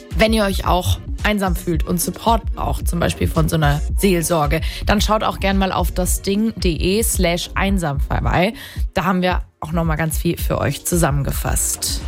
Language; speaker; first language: German; native; German